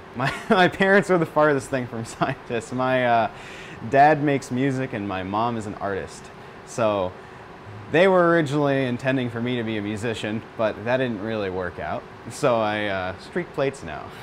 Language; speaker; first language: English; native; English